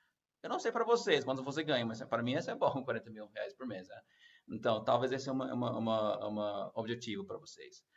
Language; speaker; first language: Portuguese; non-native, learner; English